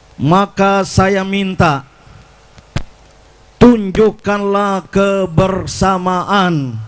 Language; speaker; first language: Indonesian; native; Indonesian